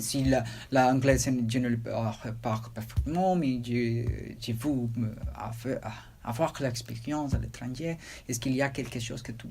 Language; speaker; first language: French; non-native, learner; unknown